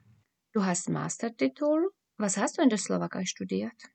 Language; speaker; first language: German; non-native, fluent; Slovak